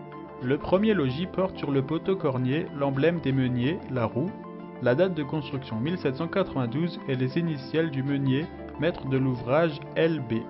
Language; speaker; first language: French; native; French